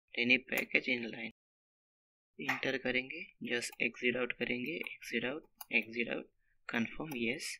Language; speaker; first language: Hindi; non-native, local second language; Marathi